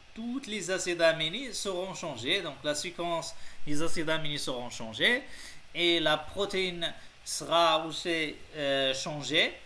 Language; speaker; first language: French; non-native, local second language; Arabic